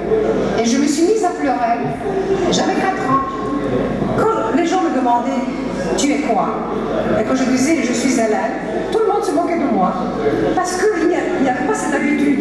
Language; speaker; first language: French; early bilingual, heritage; Greek